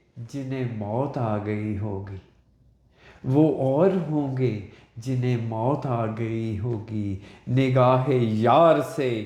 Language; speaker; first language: Urdu; non-native, local second language; Punjabi